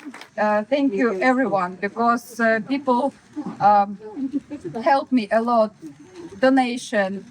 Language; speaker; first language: English; non-native, learner; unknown